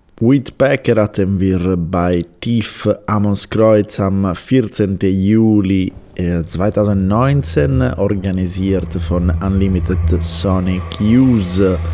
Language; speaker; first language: German; non-native, learner; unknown